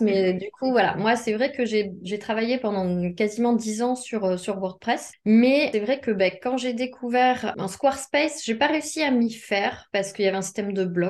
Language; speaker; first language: French; native; French